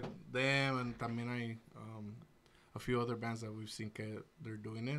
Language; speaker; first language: English; early bilingual, other home language; Spanish